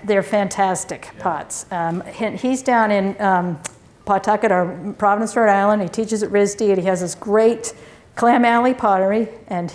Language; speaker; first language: English; native; English